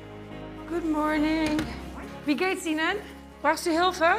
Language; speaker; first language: German; non-native, fluent; Spanish